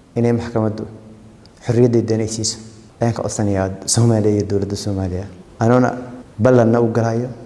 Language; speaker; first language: Somali; non-native, local second language; Oromo